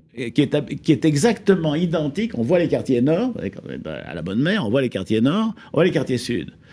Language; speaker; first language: French; native; French